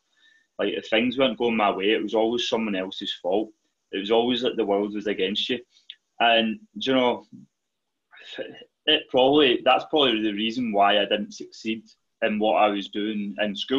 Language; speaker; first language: English; native; English